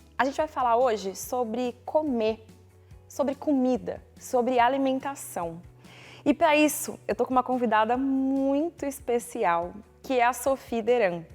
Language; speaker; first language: Portuguese; native; Portuguese